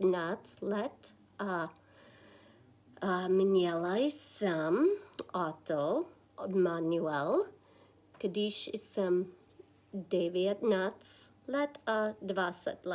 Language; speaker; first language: Czech; non-native, learner; English